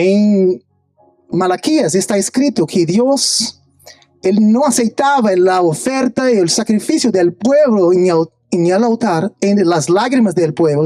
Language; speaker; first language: Spanish; non-native, fluent; Portuguese